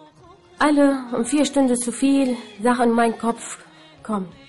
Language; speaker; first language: German; non-native, learner; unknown